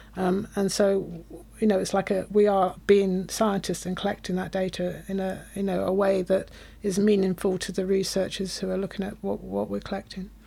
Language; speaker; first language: English; native; English